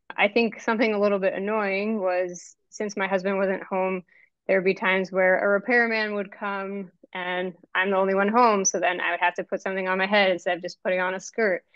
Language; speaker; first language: English; native; English